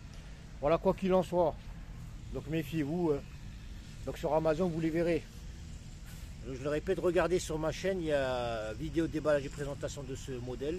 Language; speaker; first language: French; non-native, local second language; Arabic